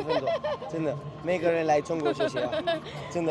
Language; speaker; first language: Chinese; non-native, learner; Spanish